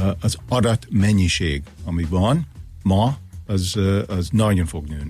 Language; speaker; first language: Hungarian; non-native, fluent; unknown